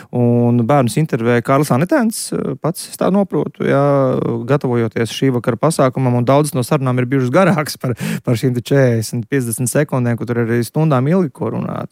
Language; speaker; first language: Latvian; native; Latvian